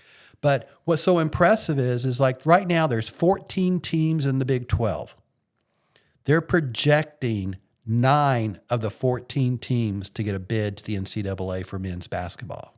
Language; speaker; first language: English; native; English